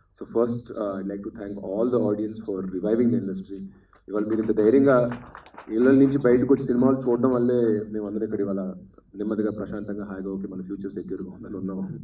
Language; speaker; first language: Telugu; native; Telugu